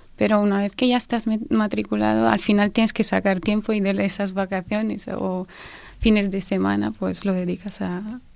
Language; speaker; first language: Spanish; non-native, fluent; Romanian